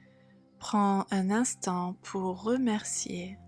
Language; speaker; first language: French; native; French